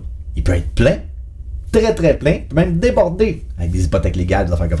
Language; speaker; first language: French; native; French